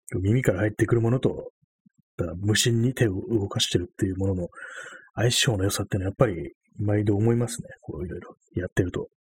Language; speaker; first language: Japanese; native; Japanese